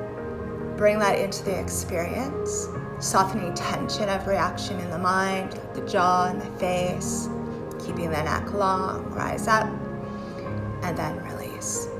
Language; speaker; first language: English; native; English